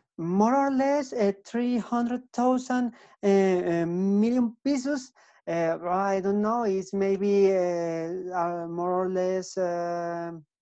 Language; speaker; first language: English; non-native, learner; Spanish